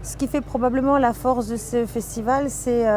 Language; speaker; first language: French; non-native, local second language; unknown